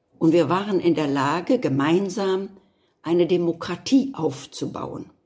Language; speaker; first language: German; native; German